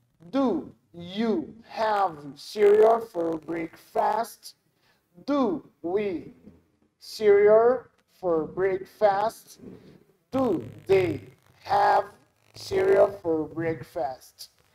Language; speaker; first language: English; non-native, fluent; Portuguese